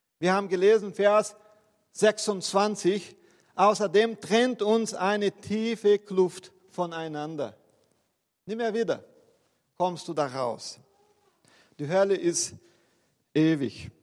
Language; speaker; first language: German; non-native, fluent; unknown